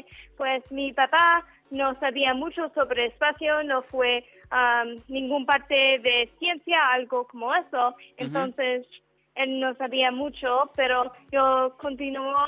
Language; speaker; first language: Spanish; non-native, learner; English